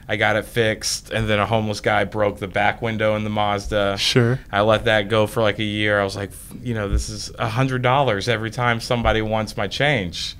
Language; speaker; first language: English; native; English